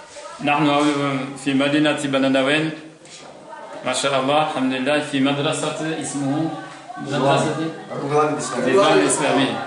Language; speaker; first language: Arabic; non-native, local second language; Comorian